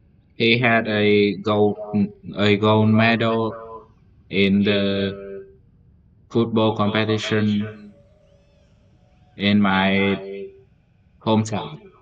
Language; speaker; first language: English; non-native, learner; Vietnamese